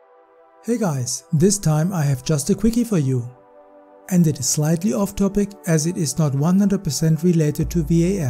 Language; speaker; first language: English; non-native, fluent; German